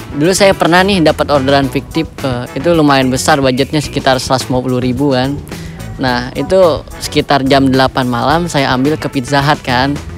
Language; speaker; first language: Indonesian; native; Indonesian